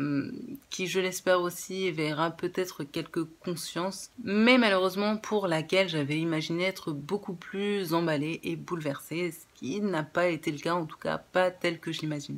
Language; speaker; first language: French; native; French